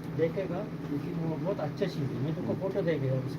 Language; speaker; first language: Hindi; non-native, learner; Bangla